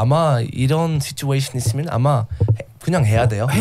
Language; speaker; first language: Korean; non-native, learner; English